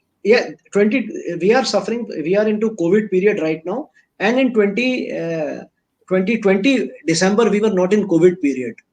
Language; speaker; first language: English; non-native, local second language; Hindi